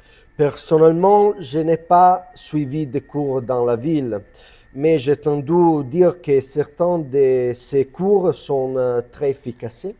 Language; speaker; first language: French; non-native, learner; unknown